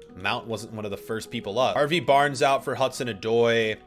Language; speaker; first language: English; native; English